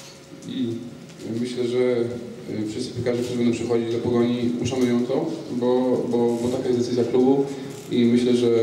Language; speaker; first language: Polish; native; Polish